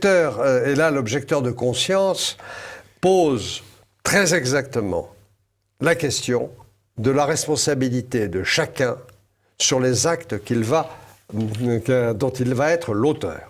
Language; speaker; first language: French; native; French